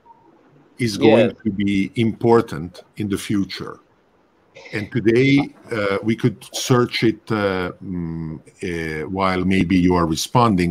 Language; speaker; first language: English; non-native, fluent; Hungarian